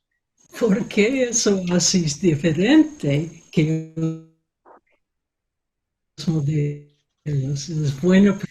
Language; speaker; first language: Spanish; non-native, fluent; English